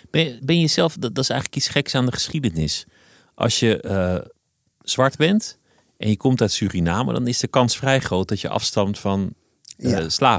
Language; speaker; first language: Dutch; native; Dutch